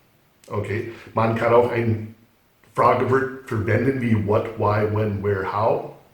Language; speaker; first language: German; non-native, fluent; English